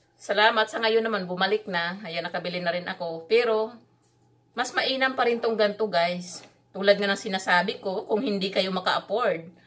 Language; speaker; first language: Filipino; non-native, local second language; Cebuano